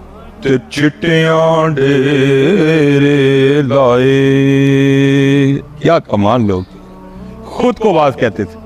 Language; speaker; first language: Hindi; non-native, local second language; Punjabi